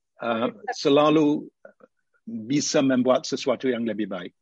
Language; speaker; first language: Indonesian; non-native, fluent; English